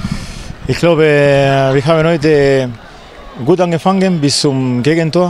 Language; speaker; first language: German; non-native, fluent; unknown